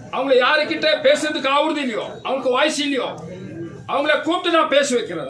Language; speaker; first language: Tamil; non-native, learner; Kannada